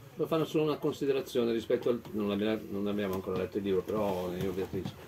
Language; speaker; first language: Italian; native; Italian